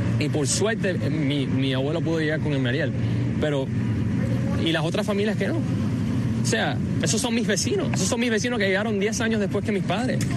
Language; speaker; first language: Spanish; early bilingual, heritage; Spanish